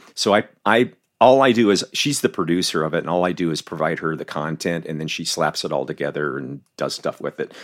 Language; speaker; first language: English; native; English